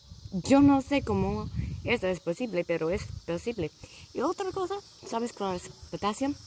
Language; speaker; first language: Spanish; non-native, learner; English